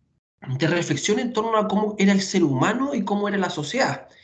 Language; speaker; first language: Spanish; native; Spanish